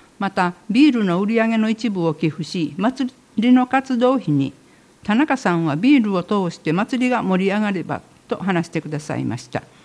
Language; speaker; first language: Japanese; native; Japanese